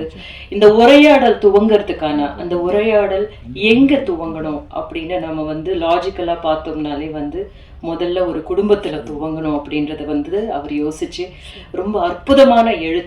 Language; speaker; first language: Tamil; native; Tamil